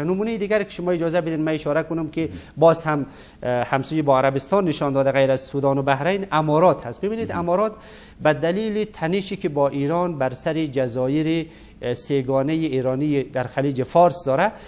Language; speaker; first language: Persian; native; Persian